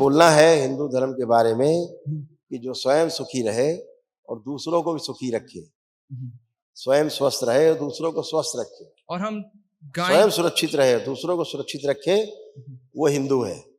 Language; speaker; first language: Hindi; native; Hindi